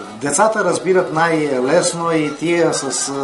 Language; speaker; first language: Bulgarian; early bilingual, heritage; Bulgarian